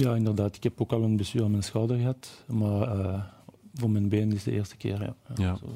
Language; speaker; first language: Dutch; non-native, local second language; French